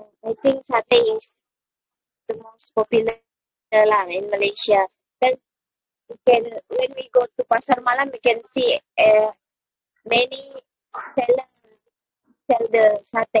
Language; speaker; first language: English; non-native, local second language; Malay